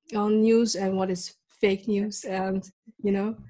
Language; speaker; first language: English; early bilingual, other home language; Dutch